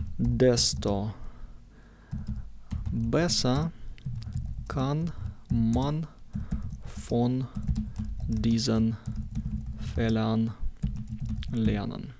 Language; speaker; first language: German; non-native, fluent; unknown